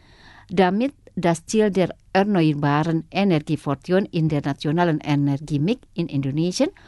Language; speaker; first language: German; non-native, fluent; Indonesian